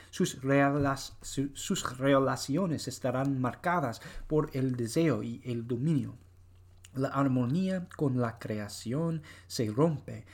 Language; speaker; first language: Spanish; non-native, learner; English